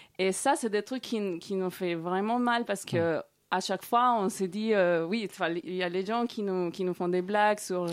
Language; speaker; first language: French; non-native, fluent; Spanish